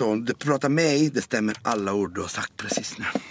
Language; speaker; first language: Swedish; non-native, fluent; Italian